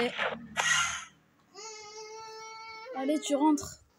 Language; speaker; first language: French; native; French